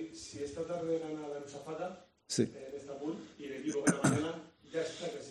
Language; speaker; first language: Spanish; native; Spanish